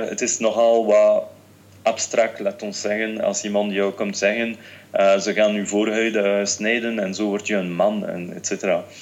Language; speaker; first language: Dutch; non-native, fluent; French